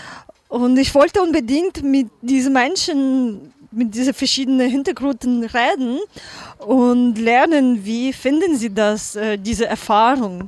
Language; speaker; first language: German; non-native, learner; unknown